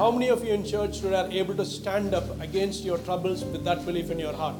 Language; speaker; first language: English; non-native, local second language; Tamil